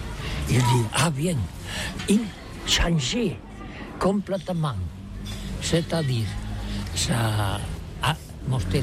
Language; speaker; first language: French; non-native, learner; Catalan